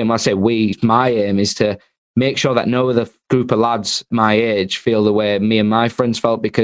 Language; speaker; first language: English; native; English